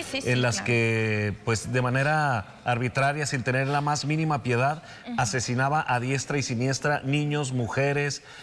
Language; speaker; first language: Spanish; native; Spanish